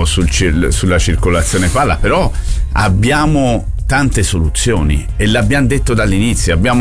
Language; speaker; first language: Italian; native; Italian